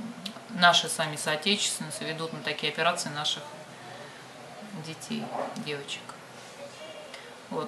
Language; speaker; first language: Russian; native; Russian